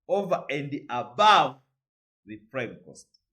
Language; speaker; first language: English; non-native, local second language; Swahili